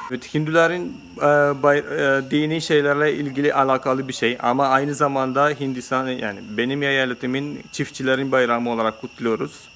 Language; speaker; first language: Turkish; non-native, fluent; Malayalam